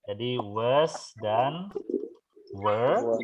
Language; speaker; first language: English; non-native, fluent; Indonesian